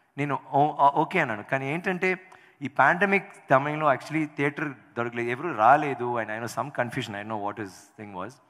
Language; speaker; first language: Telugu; non-native, learner; Tamil